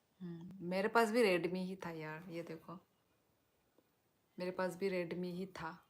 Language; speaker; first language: Hindi; non-native, local second language; Kok Borok